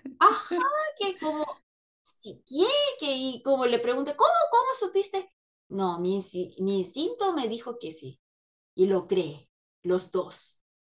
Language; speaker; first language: Spanish; non-native, fluent; Korean